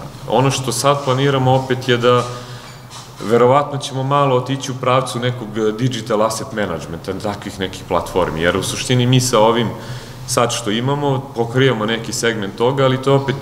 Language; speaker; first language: Serbian; native; Serbian